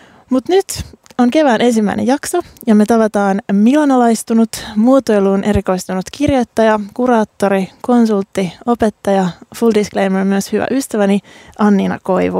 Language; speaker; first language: Finnish; native; Finnish